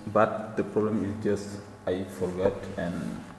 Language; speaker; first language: English; non-native, learner; Wolof